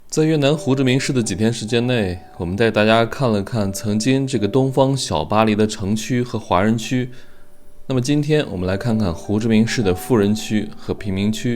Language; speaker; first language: Chinese; native; Chinese